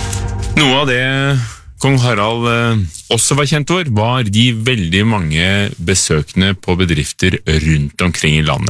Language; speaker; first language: Norwegian; native; Norwegian